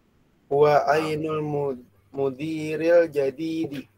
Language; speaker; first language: Arabic; non-native, learner; Indonesian